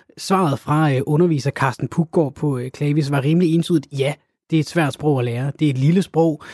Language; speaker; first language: Danish; native; Danish